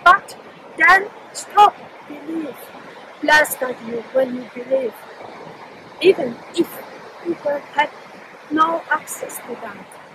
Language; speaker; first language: English; non-native, fluent; Polish